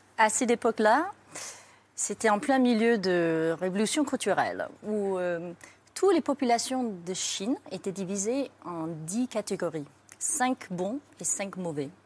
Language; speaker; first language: French; non-native, fluent; Chinese